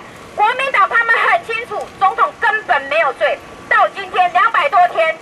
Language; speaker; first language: Chinese; non-native, local second language; Min Nan Chinese